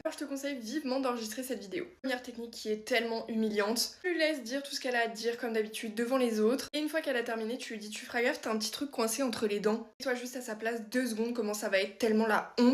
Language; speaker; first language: French; native; French